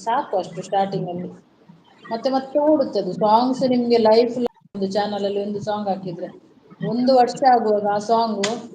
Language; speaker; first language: Kannada; non-native, local second language; Konkani